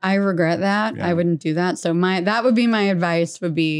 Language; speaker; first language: English; native; English